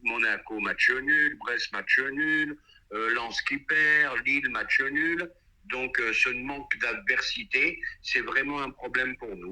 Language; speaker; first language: French; native; French